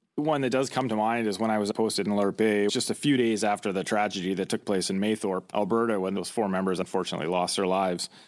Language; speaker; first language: English; native; English